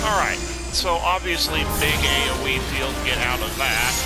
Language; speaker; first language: English; native; English